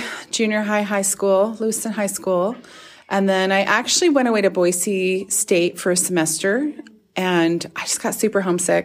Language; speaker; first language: English; native; English